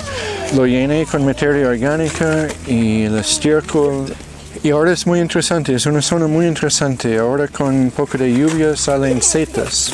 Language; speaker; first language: Spanish; non-native, fluent; English